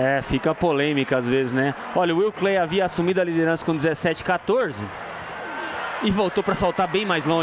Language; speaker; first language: Portuguese; native; Portuguese